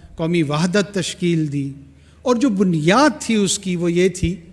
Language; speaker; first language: Urdu; non-native, local second language; Pashto